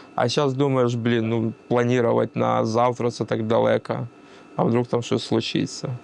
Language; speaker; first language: Ukrainian; non-native, local second language; Russian